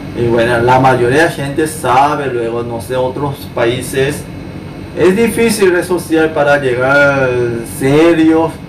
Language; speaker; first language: Spanish; non-native, learner; Korean